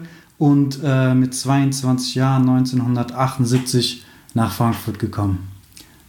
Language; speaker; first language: German; native; German